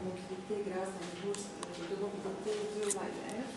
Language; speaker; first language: French; non-native, local second language; Arabic